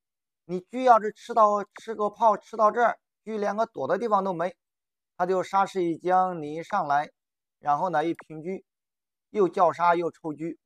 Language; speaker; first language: Chinese; native; Chinese